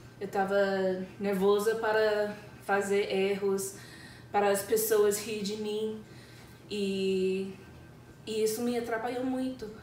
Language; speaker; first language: Portuguese; non-native, fluent; English